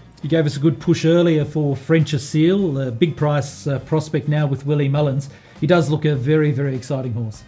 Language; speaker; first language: English; native; English